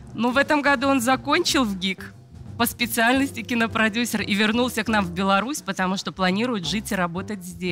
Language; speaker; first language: Russian; native; Russian